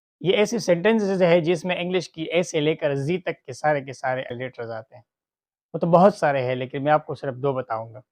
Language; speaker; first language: Urdu; non-native, local second language; Pashto